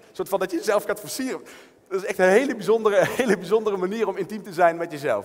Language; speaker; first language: Dutch; native; Dutch